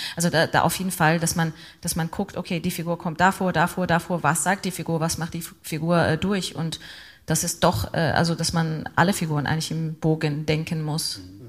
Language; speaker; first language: German; non-native, fluent; Persian